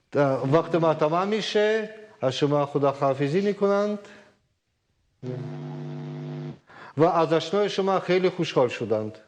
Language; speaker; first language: Persian; non-native, learner; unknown